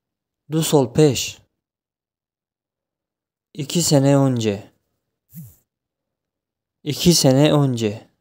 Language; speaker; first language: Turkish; non-native, fluent; Tajik